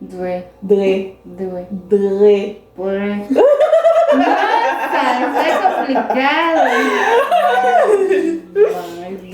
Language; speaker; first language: Portuguese; non-native, learner; Spanish